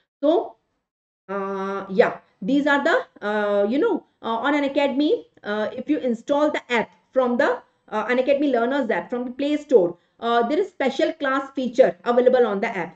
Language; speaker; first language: English; non-native, local second language; Hindi